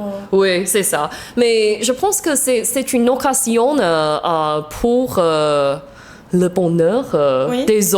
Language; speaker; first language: French; non-native, learner; Chinese